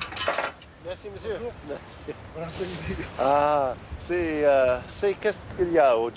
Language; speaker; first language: French; non-native, learner; English